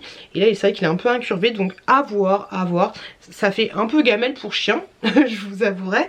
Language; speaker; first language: French; native; French